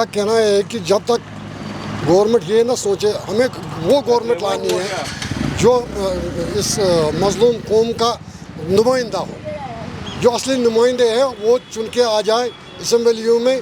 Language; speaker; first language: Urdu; non-native, local second language; Kashmiri